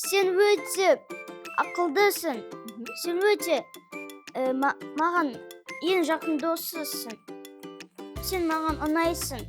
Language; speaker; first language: Kazakh; non-native, local second language; Russian